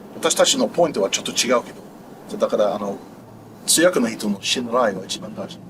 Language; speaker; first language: Japanese; non-native, learner; English